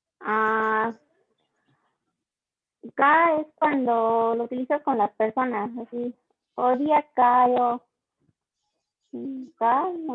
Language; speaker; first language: Spanish; non-native, learner; Korean